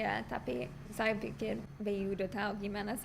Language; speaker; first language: Indonesian; non-native, learner; English